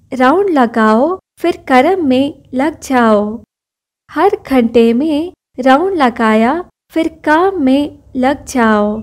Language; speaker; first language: Hindi; non-native, local second language; Kannada